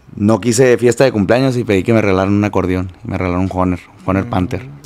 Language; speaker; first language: Spanish; native; Spanish